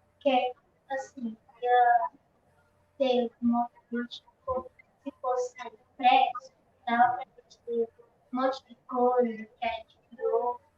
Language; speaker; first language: Portuguese; early bilingual, other home language; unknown